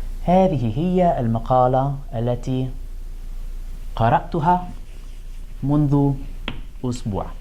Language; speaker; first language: Arabic; non-native, fluent; English